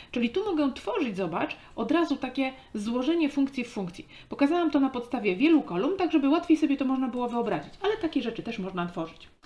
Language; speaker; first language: Polish; native; Polish